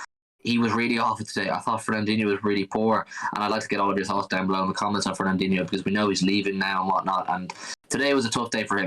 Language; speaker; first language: English; native; English